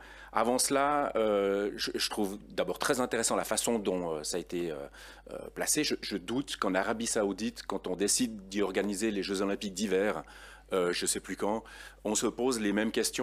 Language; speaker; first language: French; native; French